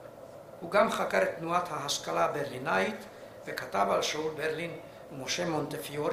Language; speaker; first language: Hebrew; non-native, fluent; Hungarian